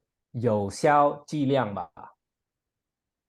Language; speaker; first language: Chinese; non-native, fluent; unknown